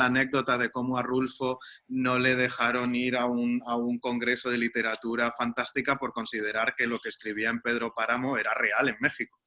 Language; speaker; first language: Spanish; native; Spanish